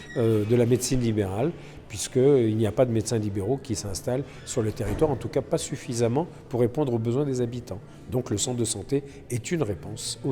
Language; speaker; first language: French; native; French